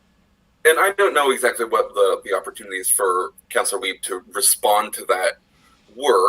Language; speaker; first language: English; native; English